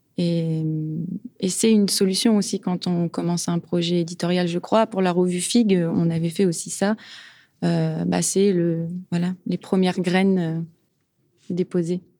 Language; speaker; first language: French; native; French